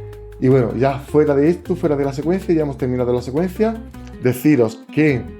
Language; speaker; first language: Spanish; native; Spanish